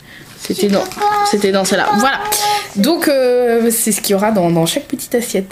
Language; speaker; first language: French; native; French